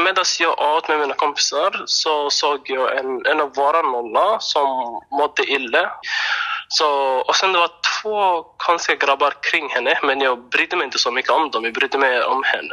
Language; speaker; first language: Swedish; non-native, fluent; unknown